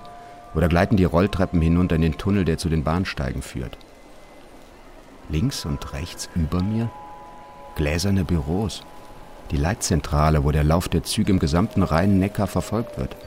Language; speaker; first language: German; native; German